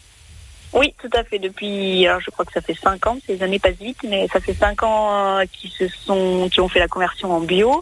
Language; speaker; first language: French; native; French